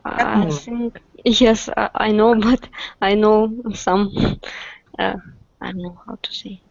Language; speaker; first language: English; non-native, learner; Russian